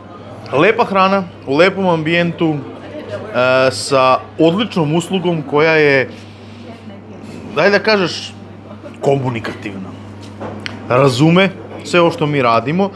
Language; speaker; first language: Bosnian; native; Bosnian